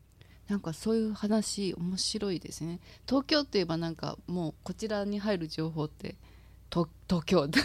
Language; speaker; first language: Japanese; native; Japanese